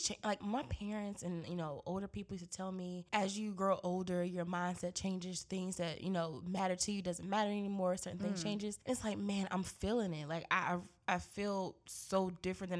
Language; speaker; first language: English; native; English